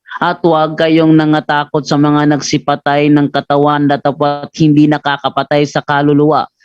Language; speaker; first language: Filipino; non-native, local second language; Cebuano